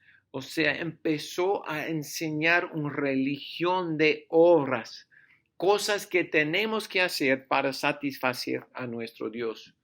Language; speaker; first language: Spanish; non-native, fluent; English